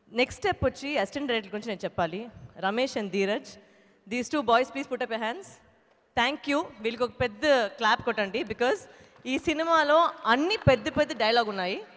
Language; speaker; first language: Telugu; non-native, fluent; Tamil